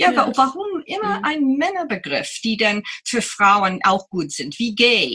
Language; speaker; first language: German; non-native, fluent; English